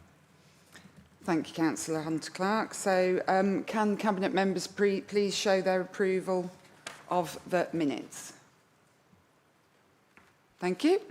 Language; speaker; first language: English; native; English